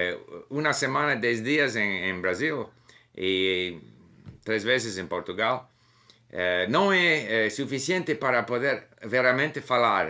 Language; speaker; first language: Portuguese; non-native, learner; English